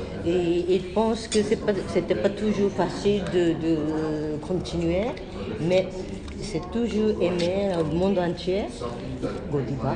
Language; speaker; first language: French; non-native, fluent; Japanese